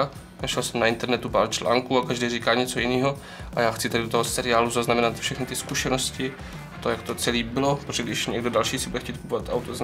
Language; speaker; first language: Czech; native; Czech